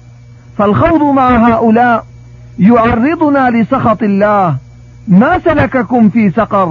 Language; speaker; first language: Arabic; native; Arabic